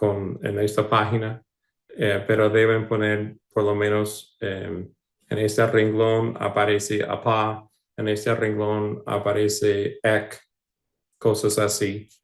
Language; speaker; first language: Spanish; non-native, fluent; English